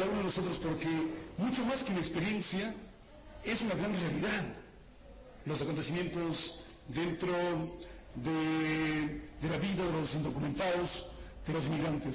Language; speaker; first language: Spanish; native; Spanish